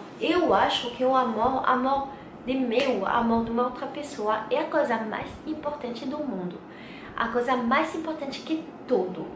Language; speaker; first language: Portuguese; non-native, learner; French